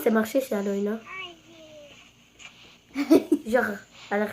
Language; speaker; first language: French; native; French